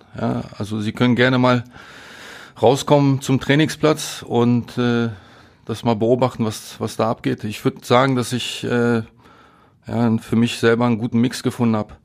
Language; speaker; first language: German; native; German